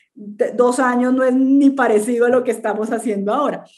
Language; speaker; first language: Spanish; native; Spanish